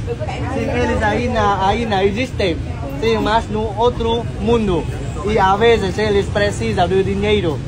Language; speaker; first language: Spanish; non-native, learner; Portuguese